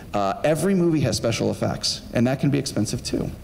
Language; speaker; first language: English; native; English